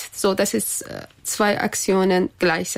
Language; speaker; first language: German; non-native, learner; Persian